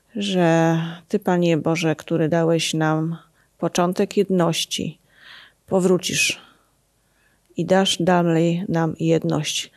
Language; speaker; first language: Polish; native; Polish